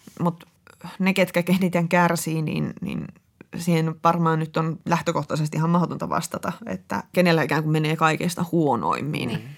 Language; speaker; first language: Finnish; native; Finnish